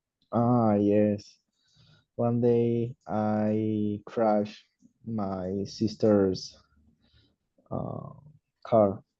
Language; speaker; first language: English; non-native, learner; Spanish